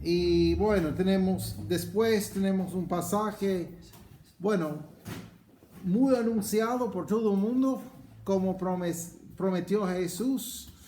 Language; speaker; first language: Spanish; non-native, fluent; English